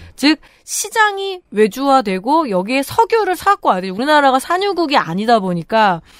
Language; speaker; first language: Korean; native; Korean